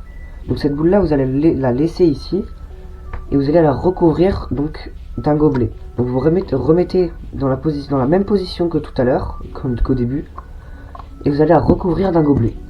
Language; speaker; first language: French; native; French